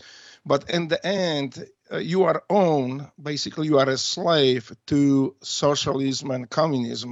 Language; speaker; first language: English; non-native, fluent; Polish